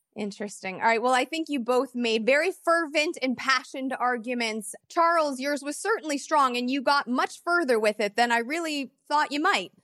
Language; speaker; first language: English; native; English